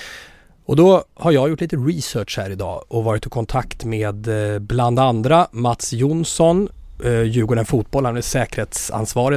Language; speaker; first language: Swedish; native; Swedish